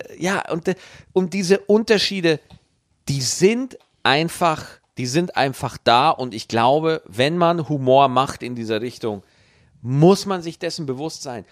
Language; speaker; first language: German; native; German